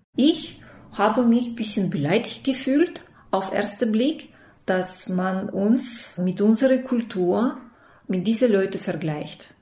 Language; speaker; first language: German; non-native, fluent; Russian